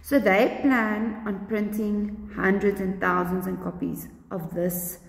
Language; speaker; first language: English; non-native, local second language; Afrikaans